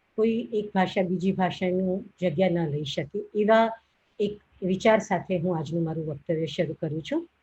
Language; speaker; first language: Gujarati; native; Gujarati